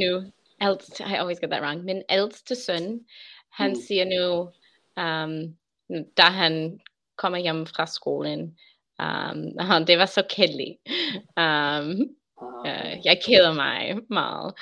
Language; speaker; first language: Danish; non-native, learner; English